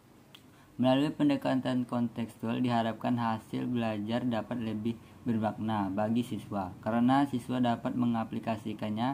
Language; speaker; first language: Indonesian; native; Indonesian